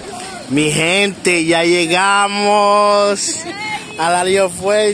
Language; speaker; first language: Spanish; early bilingual, heritage; Spanish